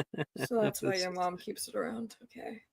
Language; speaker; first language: English; native; English